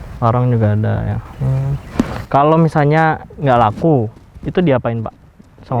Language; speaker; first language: Indonesian; native; Indonesian